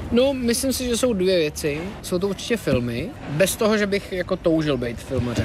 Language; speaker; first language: Czech; native; Czech